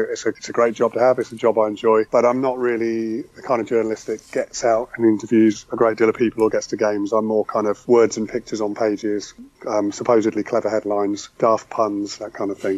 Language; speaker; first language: English; native; English